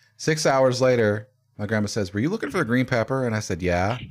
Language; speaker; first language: English; native; English